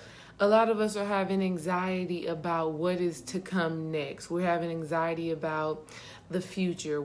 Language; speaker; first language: English; native; English